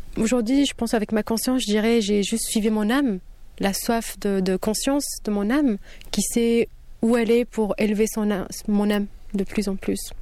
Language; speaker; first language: French; early bilingual, other home language; Kabyle